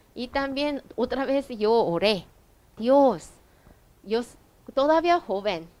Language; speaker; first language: Spanish; non-native, learner; Korean